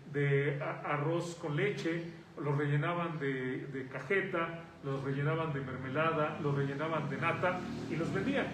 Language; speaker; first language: Spanish; native; Spanish